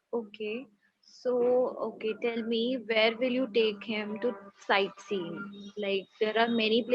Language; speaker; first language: English; non-native, local second language; Hindi